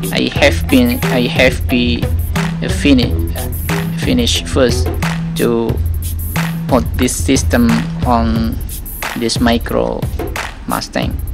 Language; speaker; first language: English; non-native, learner; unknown